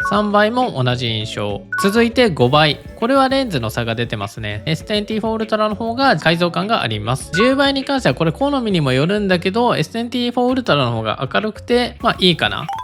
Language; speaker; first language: Japanese; native; Japanese